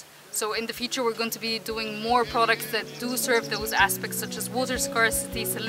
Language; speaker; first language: English; non-native, fluent; Arabic